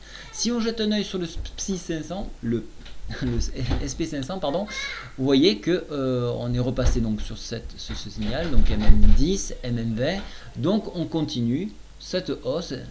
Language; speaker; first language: French; native; French